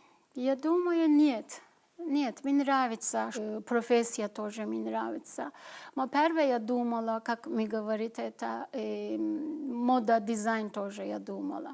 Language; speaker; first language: Russian; non-native, learner; Turkish